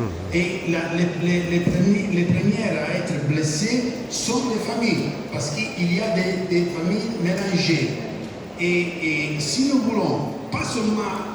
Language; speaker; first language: French; non-native, fluent; Italian